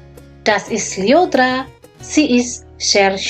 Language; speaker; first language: German; non-native, learner; Indonesian